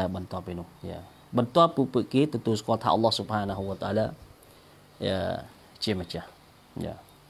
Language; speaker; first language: Khmer; non-native, local second language; Eastern Cham